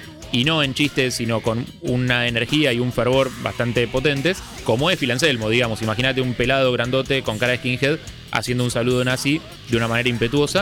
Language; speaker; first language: Spanish; native; Spanish